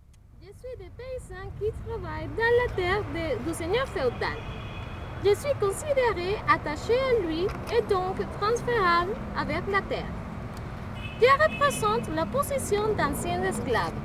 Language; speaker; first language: French; non-native, learner; Spanish